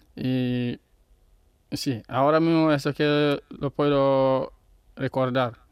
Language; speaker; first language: Spanish; non-native, learner; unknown